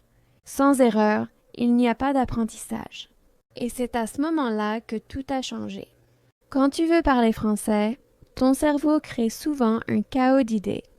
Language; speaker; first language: French; non-native, fluent; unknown